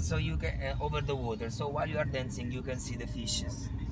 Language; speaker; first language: English; non-native, fluent; Italian